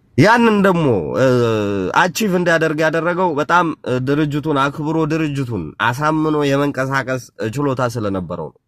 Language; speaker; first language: Amharic; non-native, local second language; Tigrinya